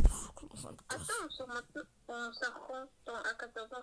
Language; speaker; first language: French; native; French